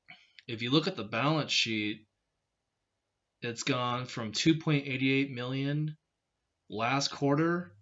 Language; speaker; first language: English; native; English